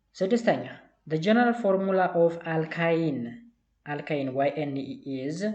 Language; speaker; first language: English; non-native, local second language; Amharic